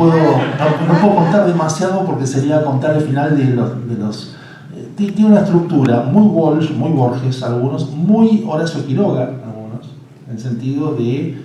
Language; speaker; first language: Spanish; native; Spanish